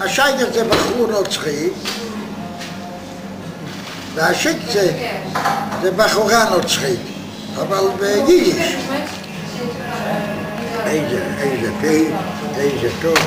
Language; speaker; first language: Hebrew; non-native, fluent; Polish